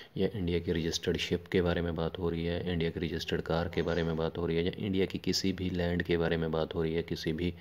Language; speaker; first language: Hindi; non-native, local second language; Punjabi